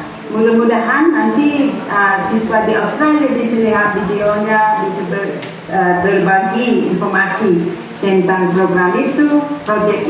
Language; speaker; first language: Indonesian; non-native, fluent; English